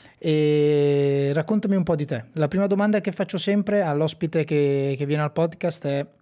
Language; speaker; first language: Italian; native; Italian